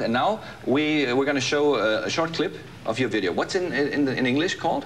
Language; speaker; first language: English; non-native, fluent; German